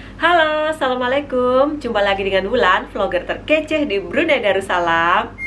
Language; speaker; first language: Indonesian; native; Indonesian